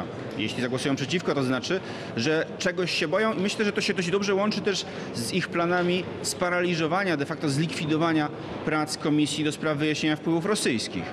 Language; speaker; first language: Polish; native; Polish